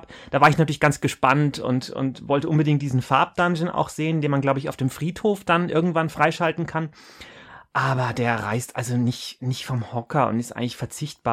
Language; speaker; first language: German; native; German